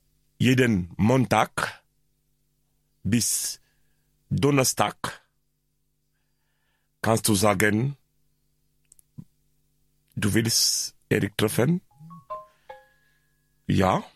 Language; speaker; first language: German; non-native, learner; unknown